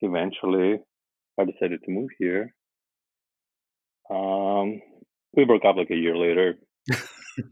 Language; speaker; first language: English; non-native, fluent; Russian